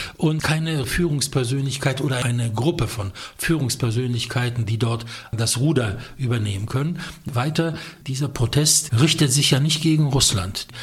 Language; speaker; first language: German; non-native, fluent; Polish